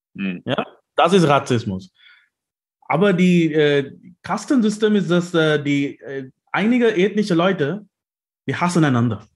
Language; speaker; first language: German; non-native, fluent; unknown